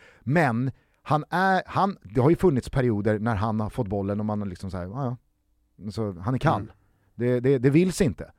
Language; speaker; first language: Swedish; native; Swedish